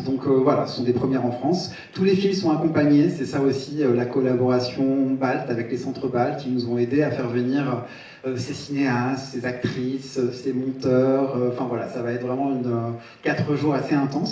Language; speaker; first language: French; native; French